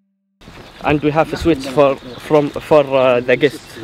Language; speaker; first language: English; non-native, learner; Arabic